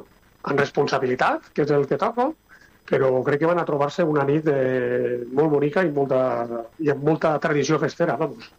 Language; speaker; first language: Catalan; native; Catalan